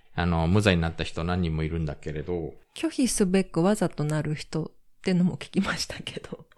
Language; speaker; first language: Japanese; native; Japanese